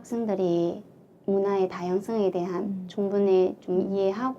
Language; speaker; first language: Korean; non-native, fluent; Chinese